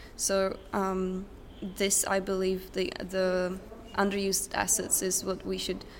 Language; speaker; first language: English; non-native, fluent; Czech